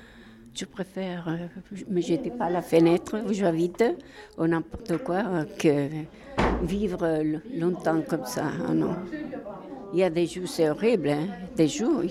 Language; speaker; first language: French; non-native, fluent; Spanish